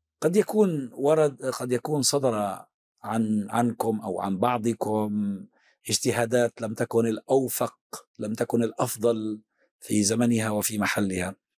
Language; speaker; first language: Arabic; native; Arabic